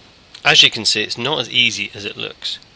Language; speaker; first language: English; native; English